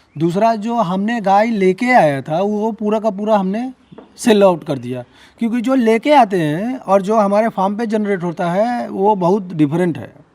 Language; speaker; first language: Hindi; native; Hindi